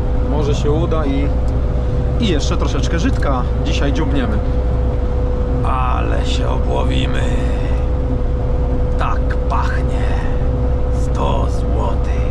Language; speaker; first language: Polish; native; Polish